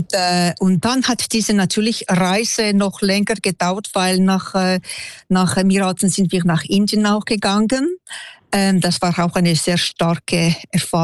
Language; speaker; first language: German; non-native, local second language; French